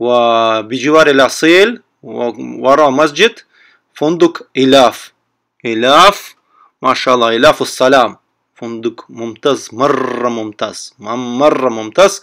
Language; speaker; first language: Arabic; non-native, learner; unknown